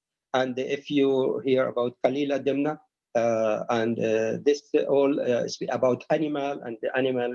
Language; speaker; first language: English; non-native, learner; Arabic